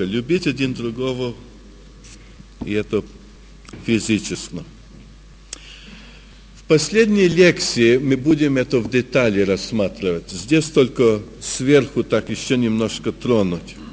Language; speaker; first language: Russian; early bilingual, heritage; Russian